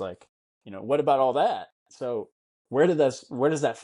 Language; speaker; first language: English; native; English